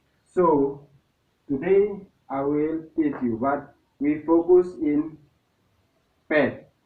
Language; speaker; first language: English; non-native, learner; Indonesian